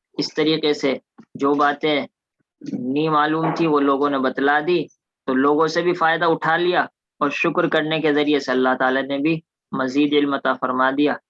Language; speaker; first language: Urdu; native; Urdu